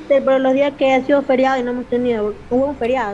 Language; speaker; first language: Spanish; native; Spanish